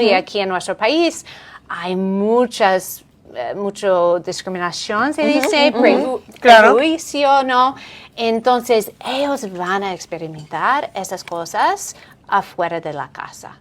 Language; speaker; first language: Spanish; non-native, fluent; English